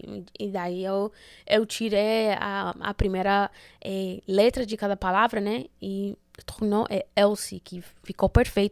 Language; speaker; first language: Portuguese; early bilingual, heritage; Portuguese